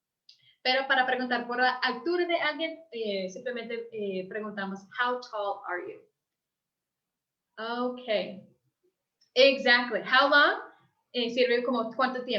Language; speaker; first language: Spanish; early bilingual, heritage; English